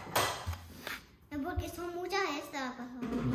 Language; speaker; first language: Spanish; early bilingual, heritage; Spanish